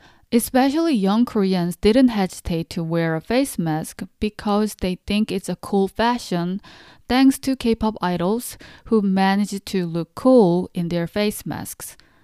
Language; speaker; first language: English; non-native, fluent; Korean